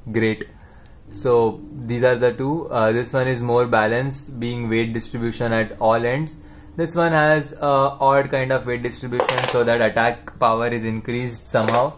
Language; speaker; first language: English; non-native, local second language; Hindi